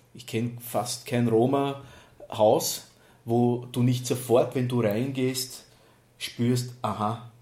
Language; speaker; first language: German; native; German